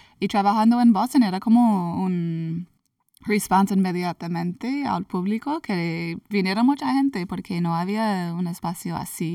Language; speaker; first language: Spanish; early bilingual, heritage; English